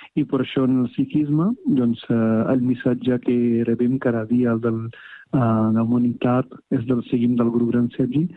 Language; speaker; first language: Catalan; non-native, fluent; Punjabi